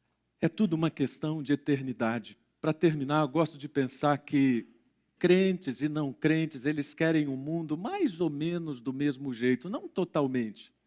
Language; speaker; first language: Portuguese; native; Portuguese